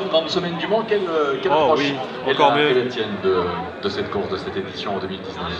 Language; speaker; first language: French; native; French